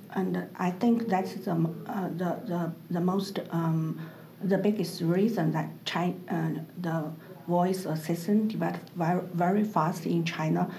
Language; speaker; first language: English; non-native, learner; Chinese